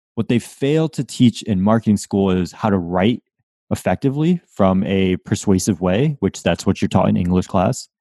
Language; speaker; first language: English; native; English